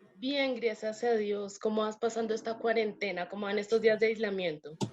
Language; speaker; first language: Spanish; native; Spanish